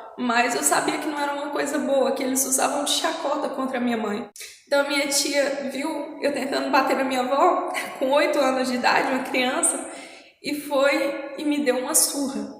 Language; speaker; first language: Portuguese; native; Portuguese